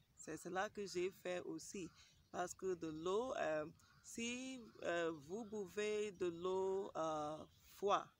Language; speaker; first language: French; non-native, learner; English